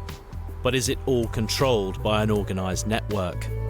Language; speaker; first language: English; native; English